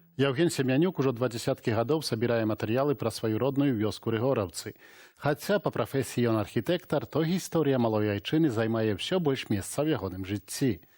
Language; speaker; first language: Belarusian; native; Belarusian